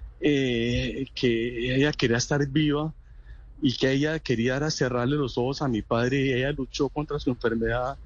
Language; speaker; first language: Spanish; native; Spanish